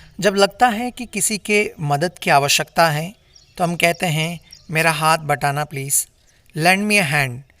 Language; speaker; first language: Hindi; native; Hindi